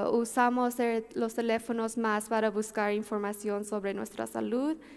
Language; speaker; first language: Spanish; early bilingual, heritage; Spanish